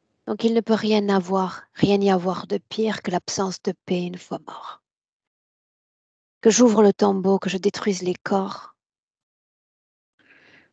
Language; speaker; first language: French; native; French